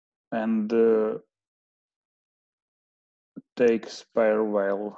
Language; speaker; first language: English; non-native, learner; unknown